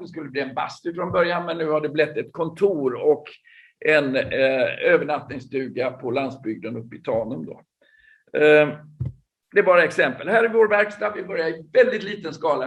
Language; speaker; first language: Swedish; native; Swedish